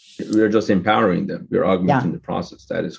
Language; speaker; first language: English; non-native, fluent; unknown